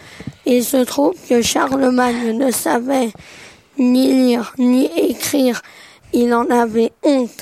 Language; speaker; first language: French; native; French